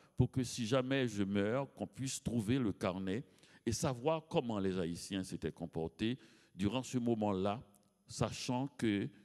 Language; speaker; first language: French; native; French